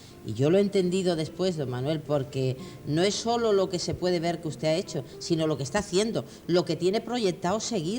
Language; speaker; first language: Spanish; native; Spanish